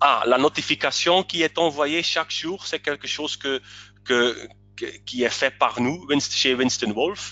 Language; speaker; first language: French; non-native, local second language; Dutch